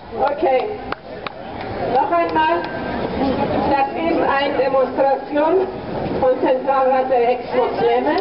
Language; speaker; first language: German; non-native, fluent; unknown